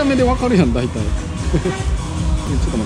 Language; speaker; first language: Japanese; native; Japanese